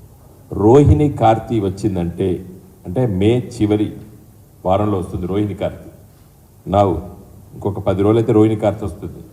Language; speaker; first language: Telugu; native; Telugu